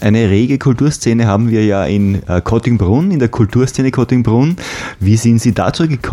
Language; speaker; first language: German; native; German